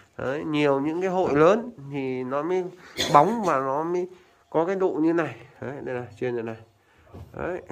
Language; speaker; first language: Vietnamese; native; Vietnamese